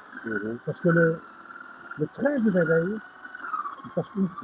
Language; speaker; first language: French; native; French